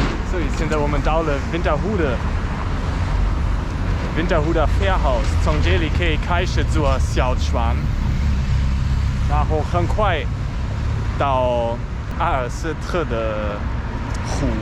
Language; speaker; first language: Chinese; non-native, fluent; German